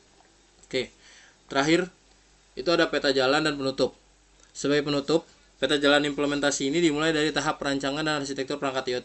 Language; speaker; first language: Indonesian; native; Indonesian